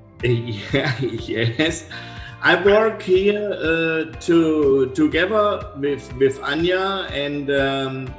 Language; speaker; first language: English; non-native, learner; German